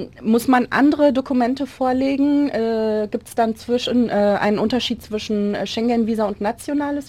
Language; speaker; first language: German; non-native, local second language; Arabic